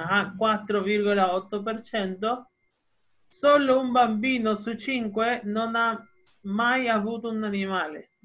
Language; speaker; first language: Italian; non-native, fluent; Spanish